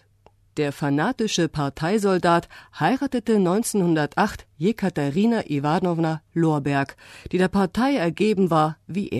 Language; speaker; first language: German; native; German